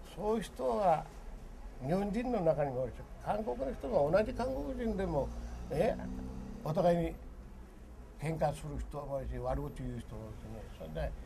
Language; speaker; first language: Japanese; early bilingual, other home language; Korean